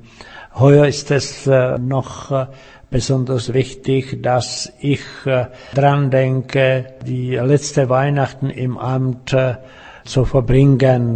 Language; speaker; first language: German; non-native, fluent; Czech